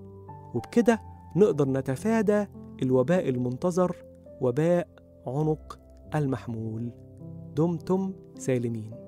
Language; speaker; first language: Arabic; native; Arabic